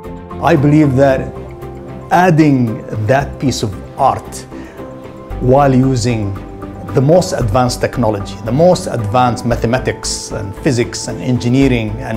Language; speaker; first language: English; non-native, fluent; Arabic